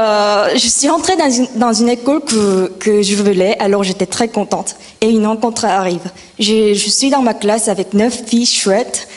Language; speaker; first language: French; non-native, fluent; Korean